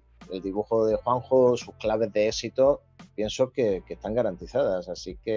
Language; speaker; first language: Spanish; native; Spanish